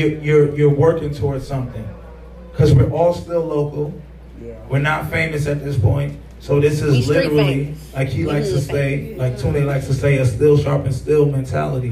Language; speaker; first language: English; native; English